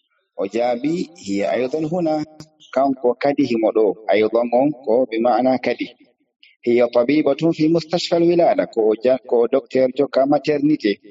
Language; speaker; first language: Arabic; non-native, fluent; Fula